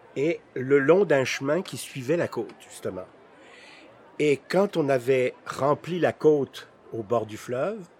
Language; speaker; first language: French; native; French